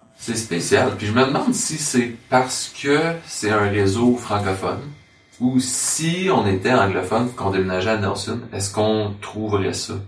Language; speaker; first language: French; native; French